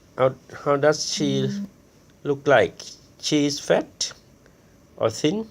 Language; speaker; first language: English; non-native, learner; Thai